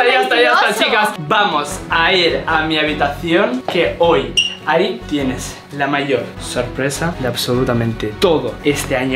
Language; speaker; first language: Spanish; native; Spanish